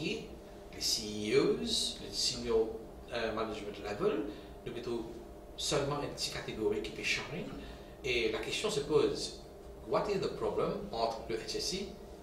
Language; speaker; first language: French; non-native, local second language; Morisyen